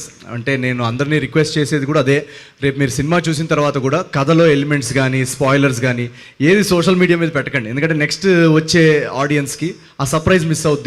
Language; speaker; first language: Telugu; native; Telugu